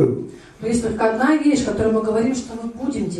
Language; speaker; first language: Russian; native; Russian